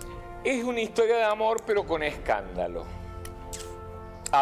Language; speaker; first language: Spanish; native; Spanish